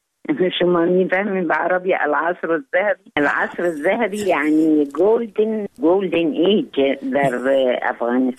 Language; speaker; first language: Persian; non-native, learner; Arabic